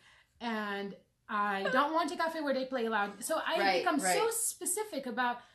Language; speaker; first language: English; non-native, fluent; Arabic